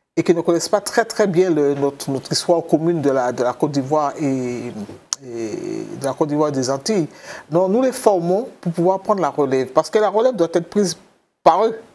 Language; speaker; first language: French; native; French